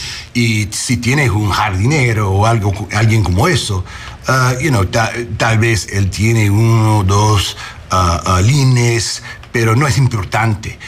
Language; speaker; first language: Spanish; early bilingual, heritage; English